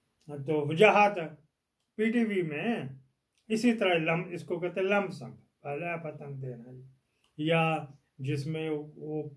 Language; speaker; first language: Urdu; non-native, local second language; Punjabi